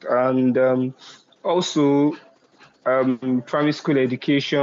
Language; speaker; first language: English; non-native, local second language; Yoruba